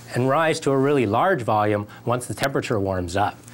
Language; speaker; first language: English; native; English